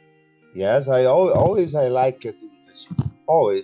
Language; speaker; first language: English; non-native, learner; Portuguese